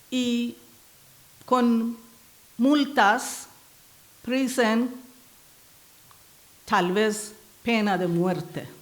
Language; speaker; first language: Spanish; non-native, learner; Persian